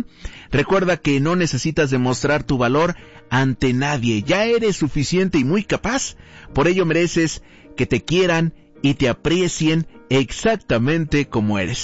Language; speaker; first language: Spanish; native; Spanish